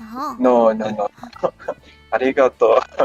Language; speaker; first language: Japanese; non-native, learner; English